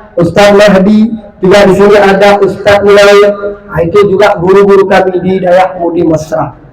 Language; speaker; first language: Malay; non-native, local second language; Achinese